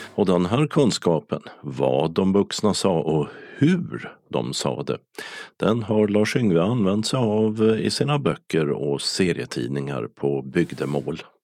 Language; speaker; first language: Swedish; native; Swedish